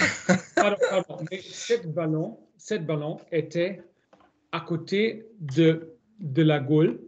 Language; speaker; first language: French; non-native, learner; German